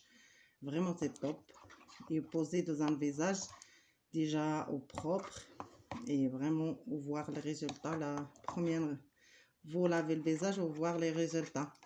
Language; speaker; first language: French; non-native, learner; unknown